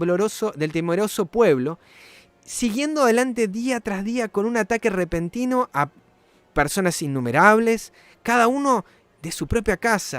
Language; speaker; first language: Spanish; native; Spanish